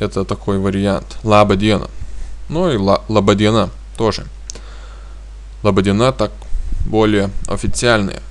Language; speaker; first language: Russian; non-native, fluent; Lithuanian